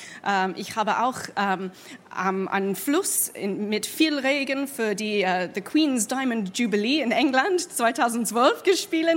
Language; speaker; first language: German; non-native, fluent; English